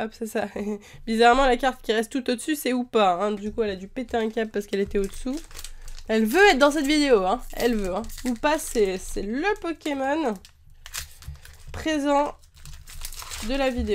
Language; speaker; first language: French; native; French